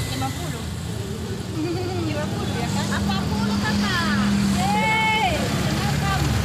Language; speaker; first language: Indonesian; non-native, learner; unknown